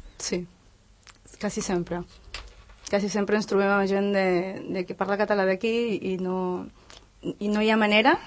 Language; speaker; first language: Catalan; non-native, fluent; Spanish